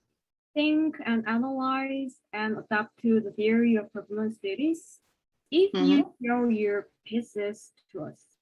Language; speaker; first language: English; non-native, fluent; Korean